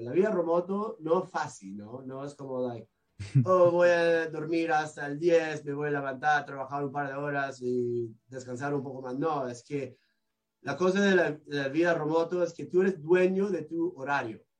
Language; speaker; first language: Spanish; non-native, learner; English